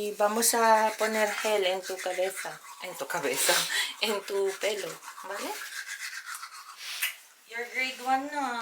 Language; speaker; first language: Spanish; non-native, learner; Filipino